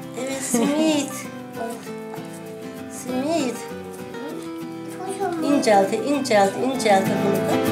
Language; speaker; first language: Turkish; native; Turkish